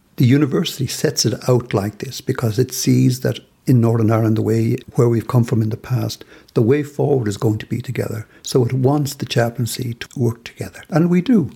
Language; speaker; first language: English; native; English